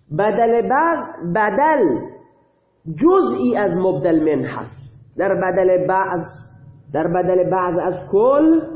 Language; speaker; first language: Persian; non-native, local second language; Baluchi